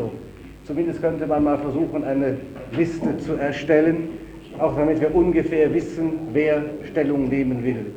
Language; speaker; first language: German; native; German